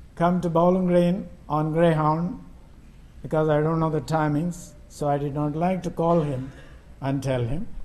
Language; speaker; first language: English; non-native, local second language; Telugu